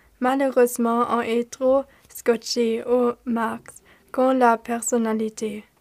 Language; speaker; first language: French; non-native, learner; German